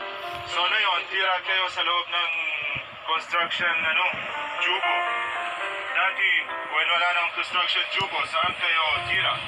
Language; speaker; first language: Filipino; non-native, learner; Arabic